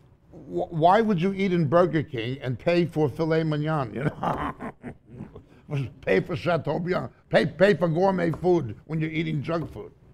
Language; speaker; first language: English; native; English